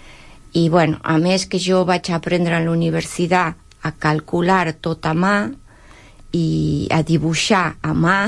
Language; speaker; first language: Catalan; non-native, learner; Spanish